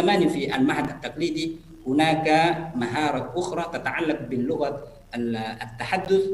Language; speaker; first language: Arabic; non-native, fluent; Indonesian